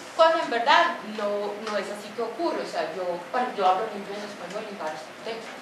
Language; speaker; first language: Spanish; non-native, fluent; Portuguese